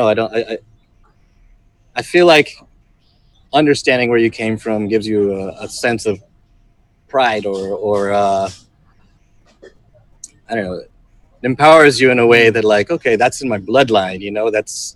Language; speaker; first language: English; native; English